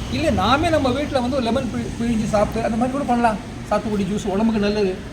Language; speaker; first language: Tamil; non-native, local second language; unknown